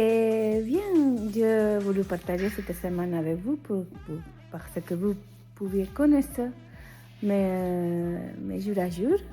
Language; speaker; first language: French; non-native, fluent; Spanish